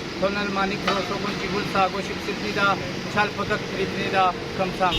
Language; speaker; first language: Korean; non-native, learner; Punjabi